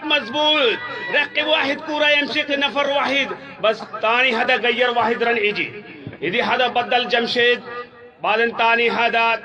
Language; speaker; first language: Arabic; non-native, learner; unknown